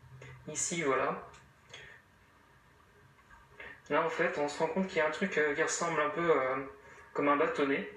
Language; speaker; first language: French; native; French